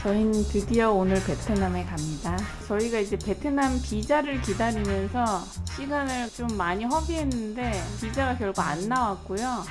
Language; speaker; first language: Korean; native; Korean